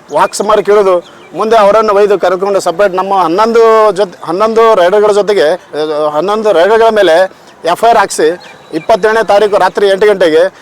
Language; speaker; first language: Kannada; native; Kannada